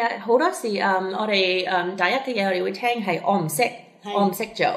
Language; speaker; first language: Cantonese; early bilingual, heritage; Cantonese